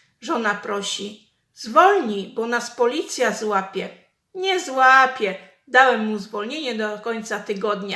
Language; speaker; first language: Polish; native; Polish